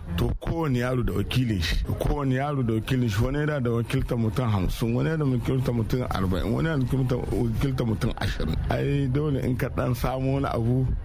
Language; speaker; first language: Hausa; native; Hausa